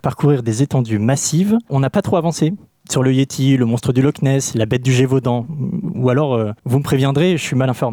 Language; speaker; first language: French; native; French